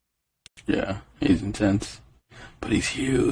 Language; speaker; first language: English; native; English